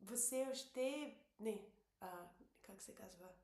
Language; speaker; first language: Bulgarian; non-native, learner; Spanish